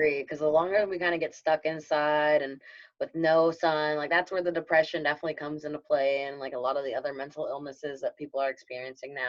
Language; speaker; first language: English; native; English